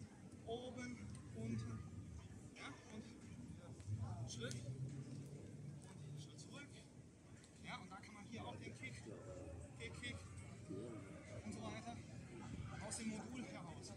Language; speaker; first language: German; non-native, fluent; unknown